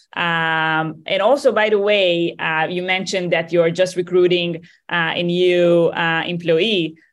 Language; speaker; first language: English; non-native, fluent; Hebrew